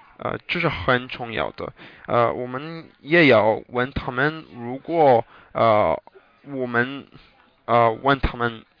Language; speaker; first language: Chinese; non-native, learner; English